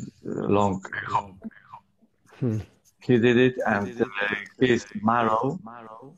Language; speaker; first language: English; non-native, learner; Polish